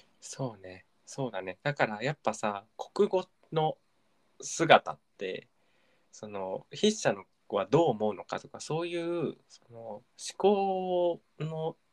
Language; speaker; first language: Japanese; native; Japanese